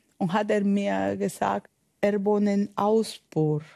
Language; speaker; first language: German; non-native, learner; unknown